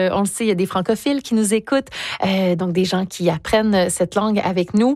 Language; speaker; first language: French; native; French